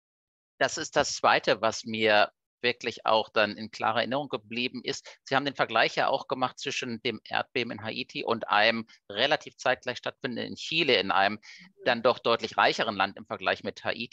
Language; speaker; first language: German; native; German